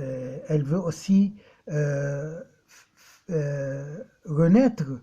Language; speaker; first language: French; non-native, local second language; Arabic